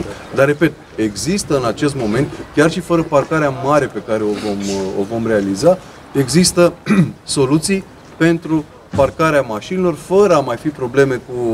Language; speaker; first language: Romanian; native; Romanian